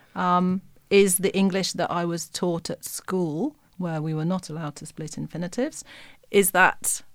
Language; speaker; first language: English; native; English